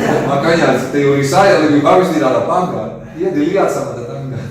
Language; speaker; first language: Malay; non-native, fluent; Dutch